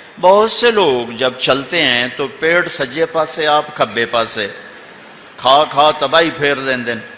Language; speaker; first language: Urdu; non-native, local second language; Punjabi